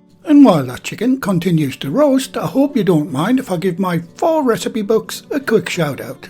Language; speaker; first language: English; native; English